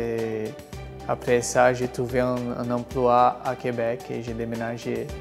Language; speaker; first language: French; non-native, fluent; Portuguese